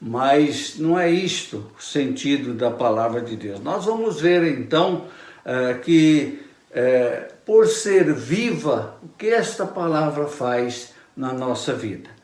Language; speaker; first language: Portuguese; native; Portuguese